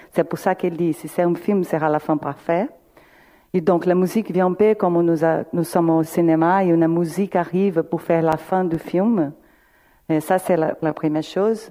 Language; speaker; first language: French; non-native, fluent; Portuguese